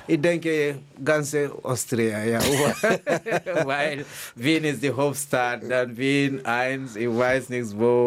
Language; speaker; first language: German; non-native, learner; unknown